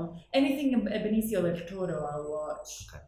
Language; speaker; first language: English; non-native, fluent; Norwegian